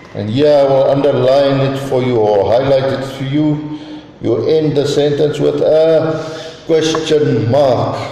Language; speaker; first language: English; non-native, local second language; Afrikaans